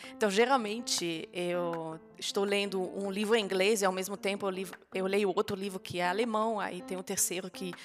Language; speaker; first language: Portuguese; non-native, fluent; German